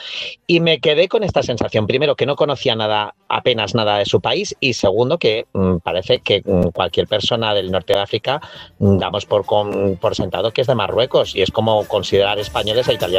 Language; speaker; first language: Spanish; native; Spanish